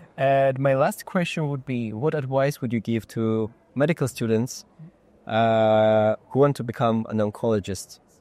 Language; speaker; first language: English; non-native, fluent; Armenian